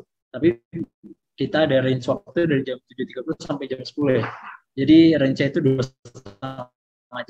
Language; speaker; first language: Indonesian; native; Indonesian